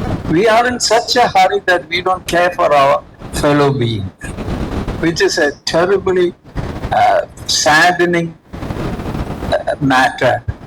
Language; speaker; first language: English; non-native, local second language; Malayalam